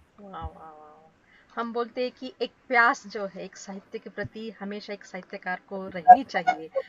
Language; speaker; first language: Hindi; non-native, local second language; Marathi